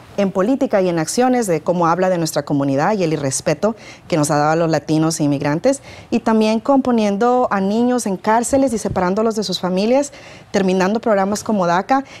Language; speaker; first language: Spanish; native; Spanish